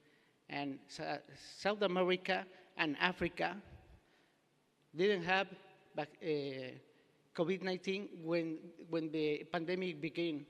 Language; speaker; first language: English; non-native, learner; Spanish